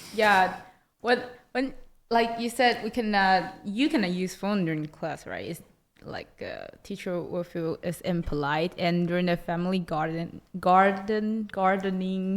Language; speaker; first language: English; non-native, learner; Chinese